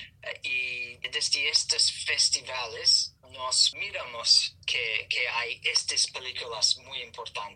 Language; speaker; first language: Spanish; non-native, learner; English